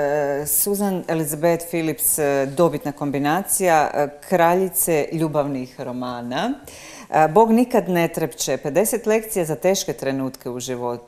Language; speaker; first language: Serbian; native; Serbian